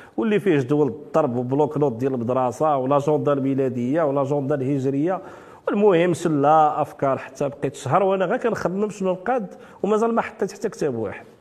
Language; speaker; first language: Arabic; native; Arabic